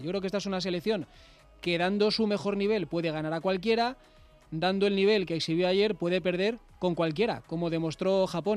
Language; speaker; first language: Spanish; native; Spanish